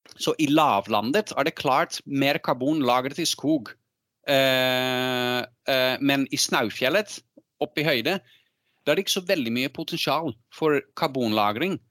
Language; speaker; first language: Norwegian; non-native, fluent; Dutch